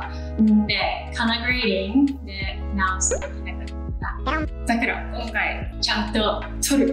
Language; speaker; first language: Japanese; non-native, learner; English